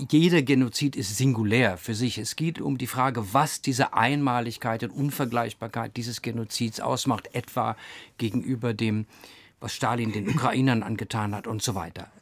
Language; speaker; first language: German; early bilingual, other home language; English